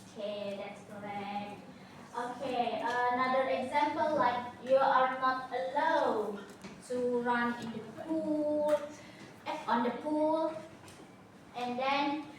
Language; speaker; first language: English; non-native, learner; Indonesian